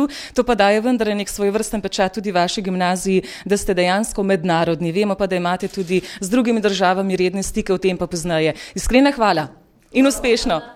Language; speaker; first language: Slovenian; native; Slovenian